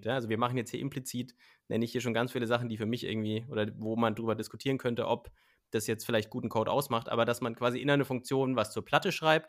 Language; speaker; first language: German; native; German